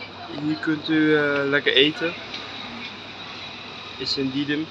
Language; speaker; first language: Dutch; early bilingual, other home language; Turkish